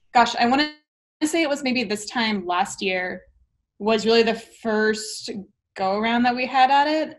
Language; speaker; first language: English; native; English